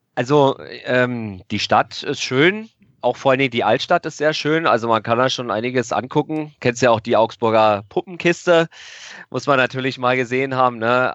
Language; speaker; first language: German; native; German